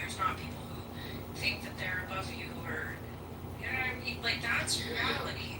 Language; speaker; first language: English; native; English